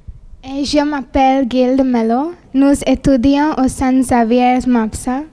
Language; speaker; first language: French; non-native, learner; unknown